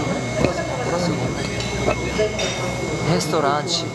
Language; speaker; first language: Portuguese; non-native, learner; Korean